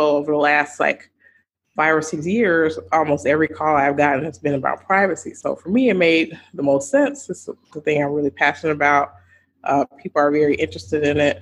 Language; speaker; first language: English; native; English